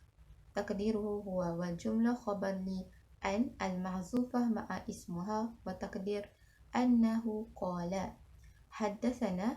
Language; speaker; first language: Arabic; non-native, learner; Malay